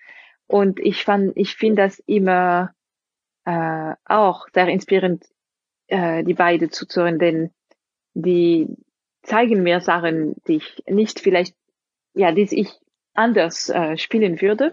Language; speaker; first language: German; non-native, fluent; French